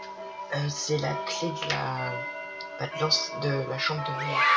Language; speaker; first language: French; native; French